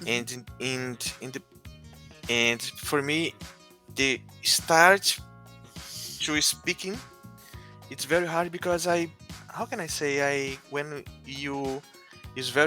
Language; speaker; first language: English; non-native, learner; Portuguese